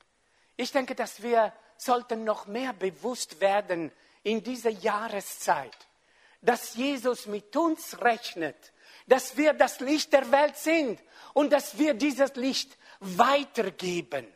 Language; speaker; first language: German; non-native, fluent; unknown